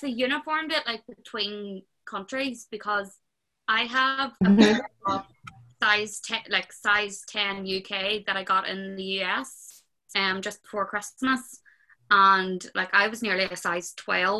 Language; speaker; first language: English; native; English